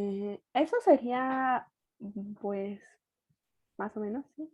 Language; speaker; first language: Spanish; native; Spanish